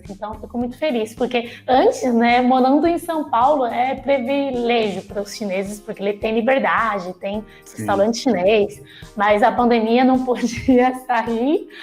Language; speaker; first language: Portuguese; non-native, fluent; Chinese